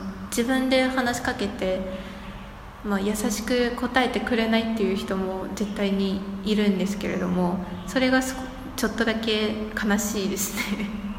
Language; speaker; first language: Japanese; non-native, fluent; Chinese